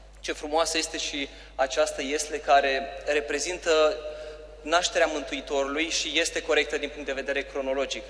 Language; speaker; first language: Romanian; native; Romanian